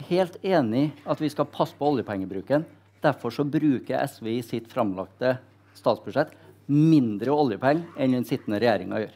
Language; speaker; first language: Norwegian; native; Norwegian